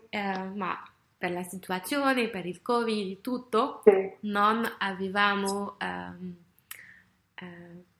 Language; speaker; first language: Italian; non-native, learner; French